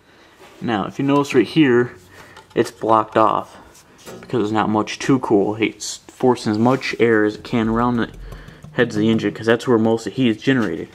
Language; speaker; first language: English; native; English